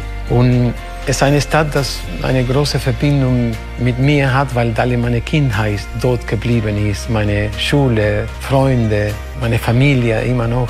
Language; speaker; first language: German; non-native, fluent; Spanish